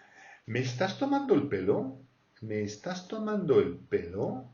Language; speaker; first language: Spanish; non-native, fluent; French